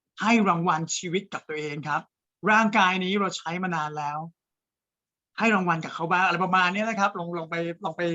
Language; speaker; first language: Thai; native; Thai